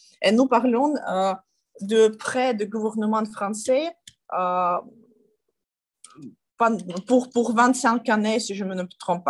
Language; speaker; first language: French; non-native, learner; Ukrainian